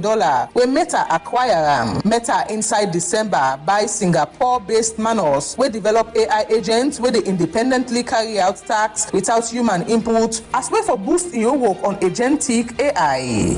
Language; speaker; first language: English; non-native, local second language; Krio